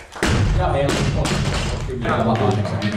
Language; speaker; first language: Finnish; native; Finnish